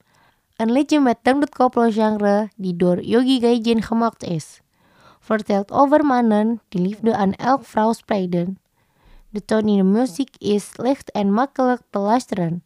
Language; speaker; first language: Dutch; non-native, fluent; Indonesian